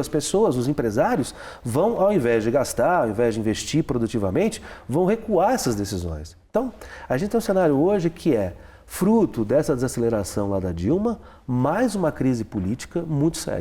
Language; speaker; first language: Portuguese; native; Portuguese